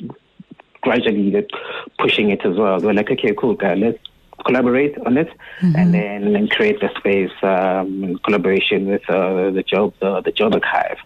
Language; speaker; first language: English; non-native, local second language; Zulu